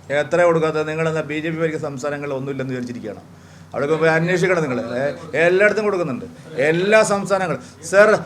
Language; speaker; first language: Malayalam; native; Malayalam